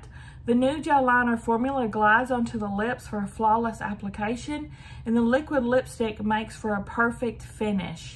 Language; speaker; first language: English; native; English